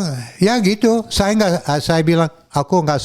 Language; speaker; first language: Indonesian; non-native, fluent; English